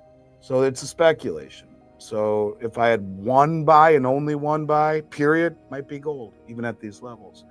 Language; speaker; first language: English; native; English